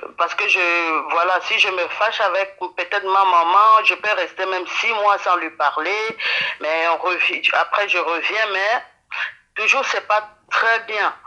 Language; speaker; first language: French; native; French